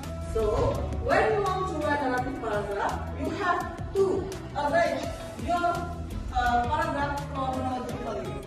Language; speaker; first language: English; non-native, fluent; Indonesian